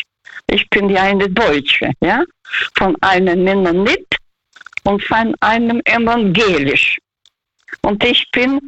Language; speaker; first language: German; non-native, fluent; Russian